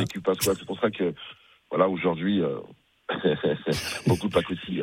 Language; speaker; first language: French; early bilingual, other home language; Bambara